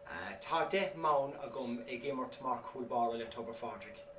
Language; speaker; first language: Irish; non-native, local second language; English